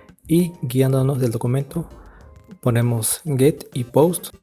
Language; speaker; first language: Spanish; native; Spanish